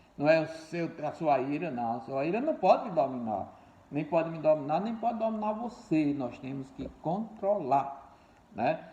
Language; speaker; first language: Portuguese; native; Portuguese